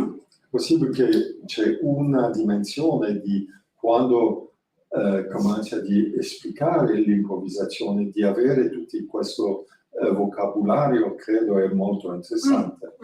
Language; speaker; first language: Italian; non-native, learner; French